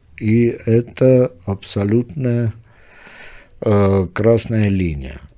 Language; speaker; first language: Russian; non-native, local second language; Armenian